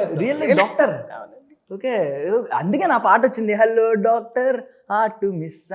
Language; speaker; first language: Telugu; native; Telugu